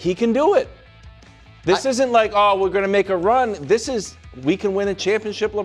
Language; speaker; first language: English; native; English